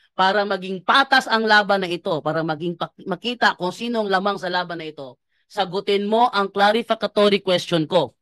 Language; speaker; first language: Filipino; native; Filipino